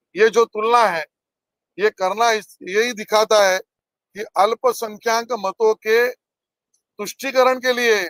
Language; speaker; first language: Hindi; non-native, local second language; Marathi